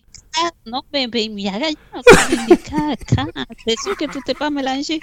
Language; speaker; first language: French; non-native, fluent; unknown